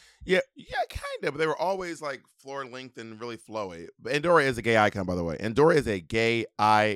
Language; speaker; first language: English; native; English